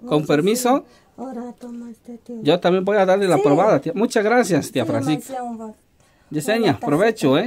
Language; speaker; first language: Spanish; native; Spanish